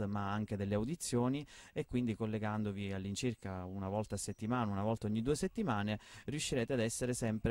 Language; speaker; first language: Italian; native; Italian